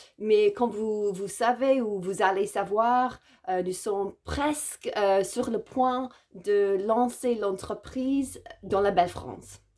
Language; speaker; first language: French; non-native, learner; English